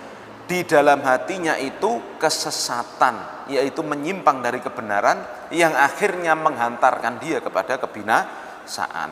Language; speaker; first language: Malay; non-native, local second language; Javanese